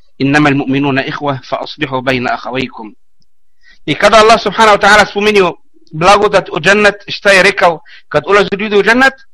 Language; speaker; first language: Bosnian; non-native, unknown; Arabic